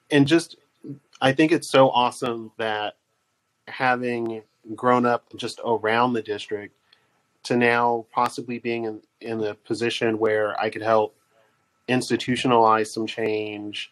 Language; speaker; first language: English; native; English